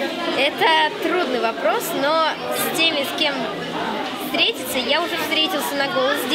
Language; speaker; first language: Russian; native; Russian